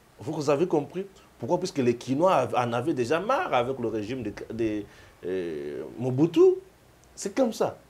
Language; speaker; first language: French; non-native, local second language; Lingala